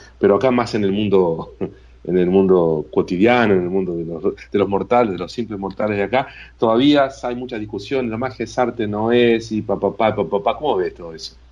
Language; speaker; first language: Spanish; non-native, fluent; Portuguese